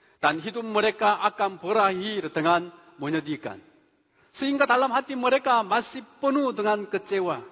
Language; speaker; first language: Indonesian; non-native, fluent; Korean